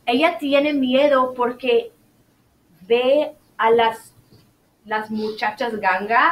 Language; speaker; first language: Spanish; non-native, fluent; English